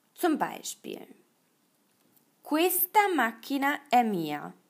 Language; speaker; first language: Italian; non-native, fluent; German